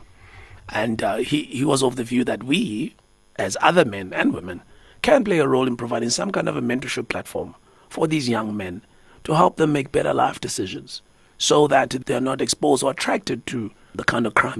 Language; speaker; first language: English; non-native, local second language; Zulu